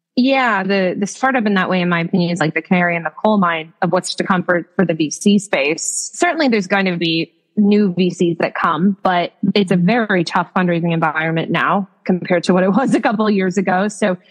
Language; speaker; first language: English; native; English